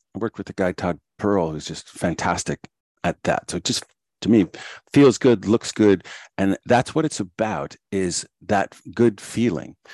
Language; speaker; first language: English; native; English